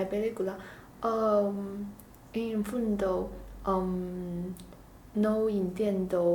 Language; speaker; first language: Spanish; non-native, learner; Chinese